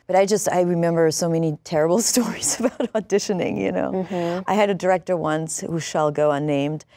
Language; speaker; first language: English; non-native, fluent; German